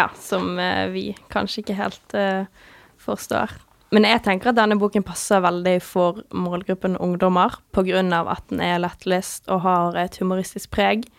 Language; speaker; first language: Norwegian; native; Norwegian